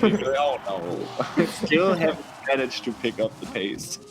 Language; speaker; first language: English; non-native, fluent; German